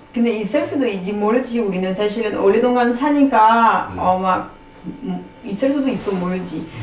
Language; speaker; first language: Korean; non-native, fluent; French